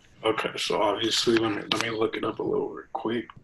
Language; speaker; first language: English; native; English